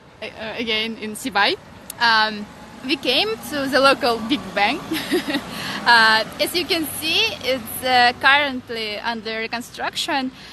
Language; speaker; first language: English; non-native, learner; Russian